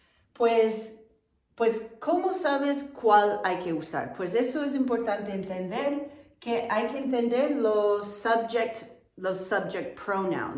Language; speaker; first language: Spanish; non-native, fluent; English